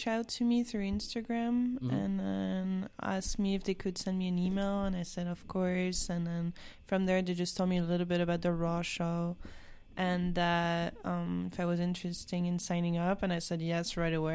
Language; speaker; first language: English; non-native, fluent; French